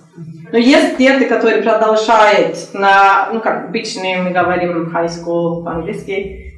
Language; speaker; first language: Russian; non-native, learner; Norwegian